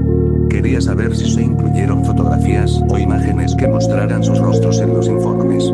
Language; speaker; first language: Spanish; native; Spanish